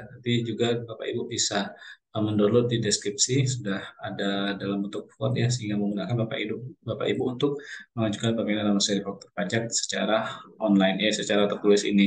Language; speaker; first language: Indonesian; native; Indonesian